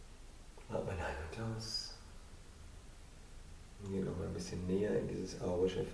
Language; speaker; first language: German; non-native, fluent; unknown